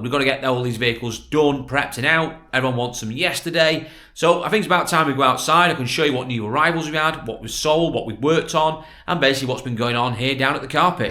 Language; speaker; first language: English; native; English